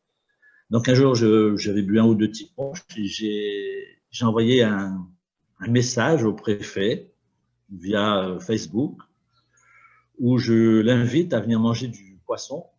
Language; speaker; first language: French; native; French